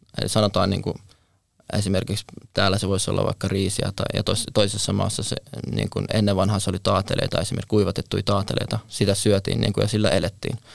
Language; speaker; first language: Finnish; native; Finnish